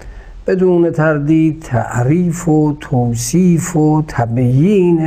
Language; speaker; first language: Persian; native; Persian